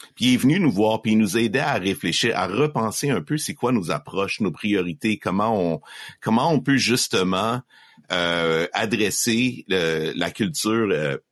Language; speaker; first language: French; native; French